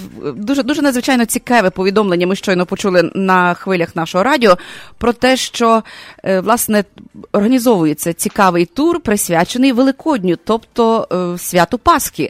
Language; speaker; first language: Ukrainian; native; Ukrainian